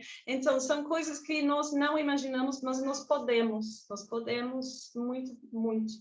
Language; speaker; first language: Portuguese; non-native, fluent; English